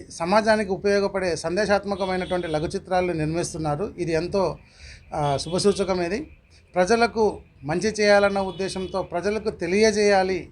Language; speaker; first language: Telugu; native; Telugu